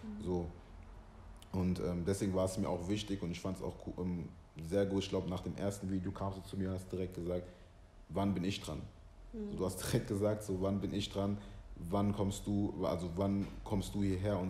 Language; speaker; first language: German; early bilingual, other home language; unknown